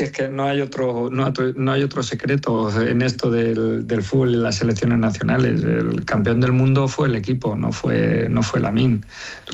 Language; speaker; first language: Spanish; native; Spanish